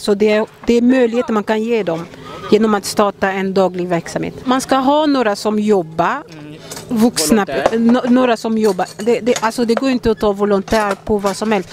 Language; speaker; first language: Swedish; early bilingual, other home language; Lingala